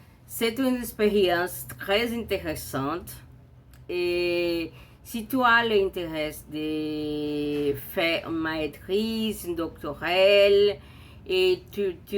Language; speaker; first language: French; non-native, learner; Portuguese